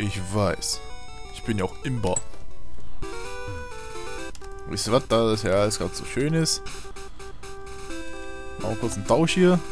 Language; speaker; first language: German; native; German